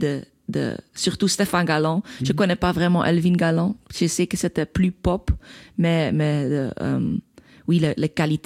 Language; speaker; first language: French; non-native, local second language; Dutch